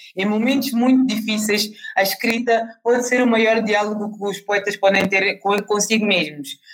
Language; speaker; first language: Portuguese; native; Portuguese